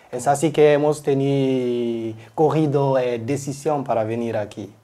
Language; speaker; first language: Spanish; non-native, learner; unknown